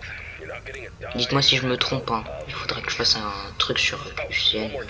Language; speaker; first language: French; native; French